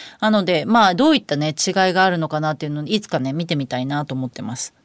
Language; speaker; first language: Japanese; native; Japanese